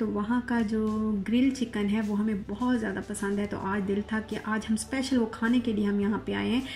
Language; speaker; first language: Urdu; non-native, local second language; Saraiki